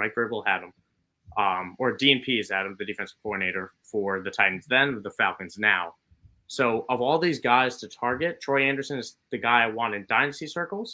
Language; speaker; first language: English; native; English